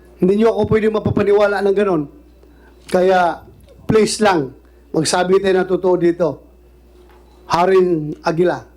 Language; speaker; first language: Filipino; non-native, local second language; Cebuano